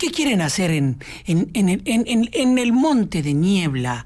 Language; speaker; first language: Spanish; native; Spanish